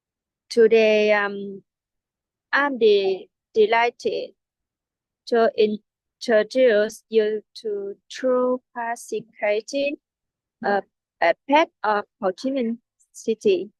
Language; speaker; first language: English; non-native, learner; Vietnamese